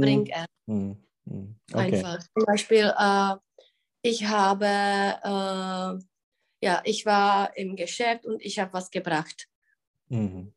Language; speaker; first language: German; non-native, fluent; Czech